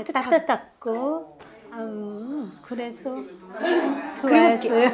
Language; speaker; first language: Korean; non-native, learner; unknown